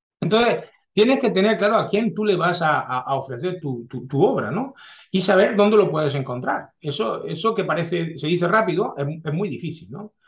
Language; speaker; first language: Spanish; early bilingual, heritage; Spanish